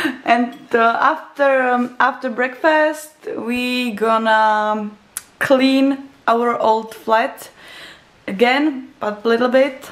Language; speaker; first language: English; non-native, learner; Czech